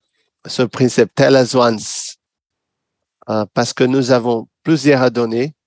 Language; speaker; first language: French; non-native, fluent; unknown